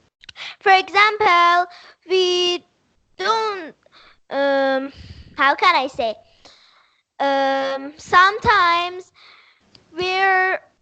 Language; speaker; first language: English; non-native, learner; Persian